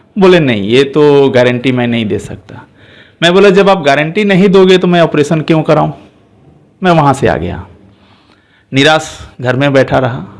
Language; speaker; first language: Hindi; non-native, local second language; Assamese